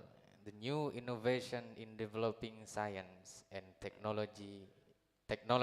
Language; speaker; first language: English; non-native, learner; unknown